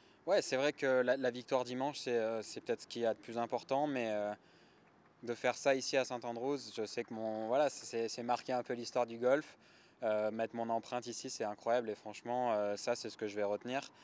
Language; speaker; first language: French; native; French